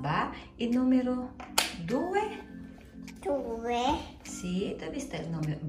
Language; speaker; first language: Italian; non-native, learner; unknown